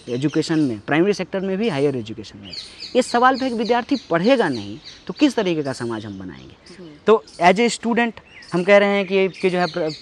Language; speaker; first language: Hindi; native; Hindi